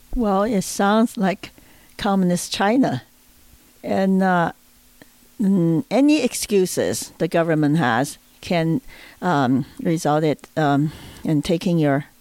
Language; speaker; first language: English; non-native, fluent; Chinese